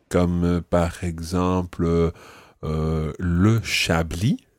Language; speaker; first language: French; non-native, fluent; English